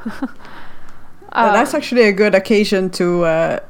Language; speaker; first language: English; non-native, fluent; French